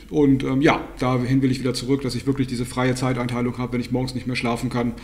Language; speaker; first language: German; native; German